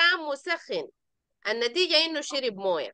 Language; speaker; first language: Arabic; native; Arabic